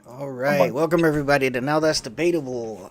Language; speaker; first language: English; native; English